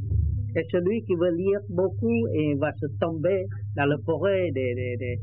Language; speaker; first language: French; non-native, learner; Vietnamese